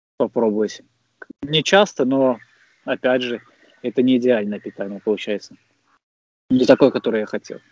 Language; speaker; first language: Russian; native; Russian